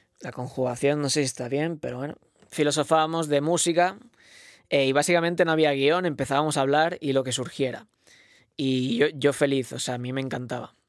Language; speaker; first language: Spanish; non-native, local second language; Catalan